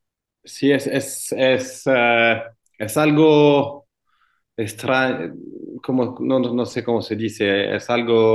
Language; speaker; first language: Spanish; non-native, fluent; French